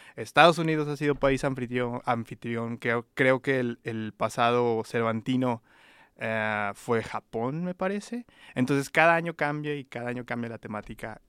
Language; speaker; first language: Spanish; native; Spanish